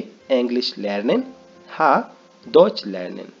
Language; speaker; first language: German; non-native, learner; Hindi